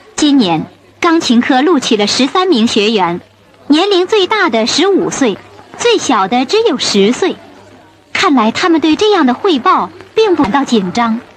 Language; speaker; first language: Chinese; native; Chinese